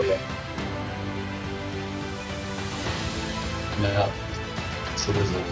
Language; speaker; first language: German; native; German